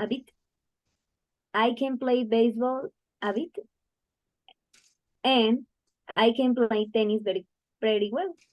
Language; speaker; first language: English; non-native, learner; Spanish